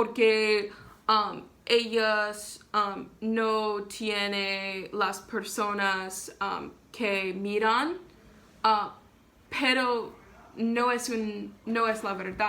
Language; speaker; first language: Spanish; non-native, learner; English